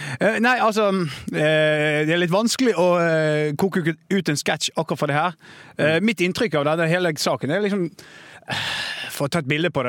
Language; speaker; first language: Norwegian; native; Norwegian